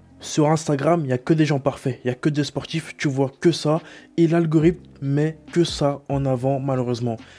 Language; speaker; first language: French; native; French